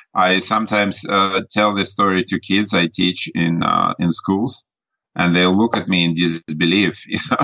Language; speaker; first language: English; non-native, fluent; Russian